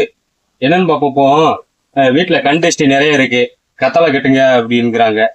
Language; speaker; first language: Tamil; native; Tamil